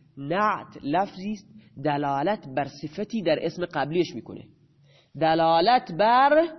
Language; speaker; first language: Persian; non-native, local second language; Baluchi